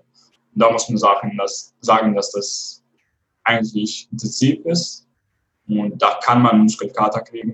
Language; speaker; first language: German; non-native, fluent; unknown